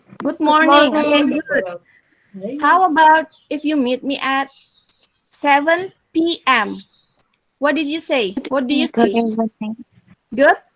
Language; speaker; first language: English; non-native, fluent; Indonesian